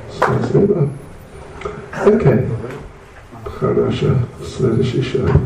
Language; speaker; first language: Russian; non-native, learner; English